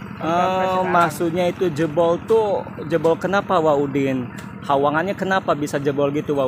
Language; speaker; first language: Indonesian; native; Indonesian